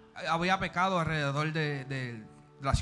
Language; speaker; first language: Spanish; early bilingual, heritage; Spanish